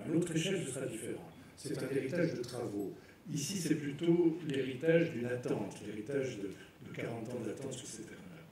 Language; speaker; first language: French; native; French